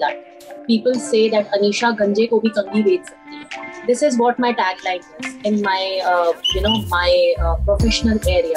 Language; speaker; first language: English; non-native, local second language; Hindi